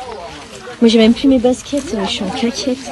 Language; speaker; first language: French; native; French